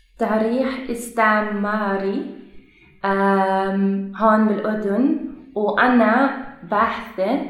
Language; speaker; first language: Arabic; non-native, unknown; Dutch